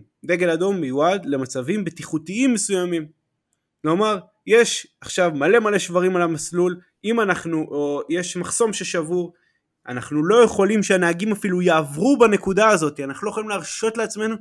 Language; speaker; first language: Hebrew; native; Hebrew